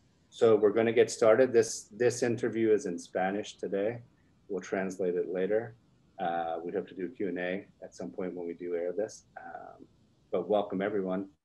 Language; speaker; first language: English; native; English